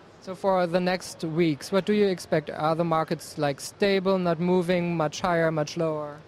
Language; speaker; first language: English; non-native, fluent; German